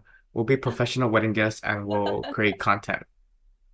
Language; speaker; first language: English; native; English